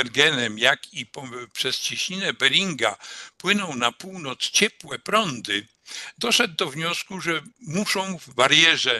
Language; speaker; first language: Polish; native; Polish